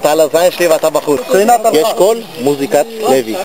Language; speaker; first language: Hebrew; native; Hebrew